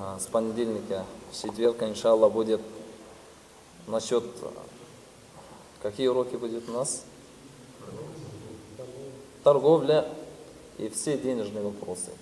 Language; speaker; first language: Russian; non-native, fluent; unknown